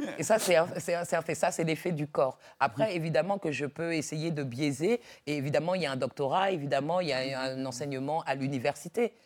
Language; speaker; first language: French; early bilingual, other home language; Dyula